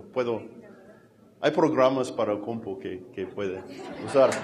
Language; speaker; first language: Spanish; non-native, fluent; English